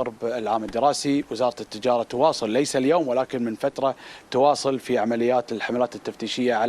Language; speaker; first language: Arabic; native; Arabic